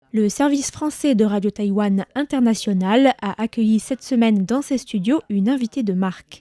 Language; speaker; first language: French; native; French